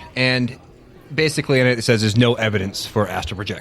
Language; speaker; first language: English; native; English